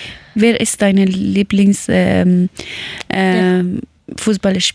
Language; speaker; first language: German; non-native, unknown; Persian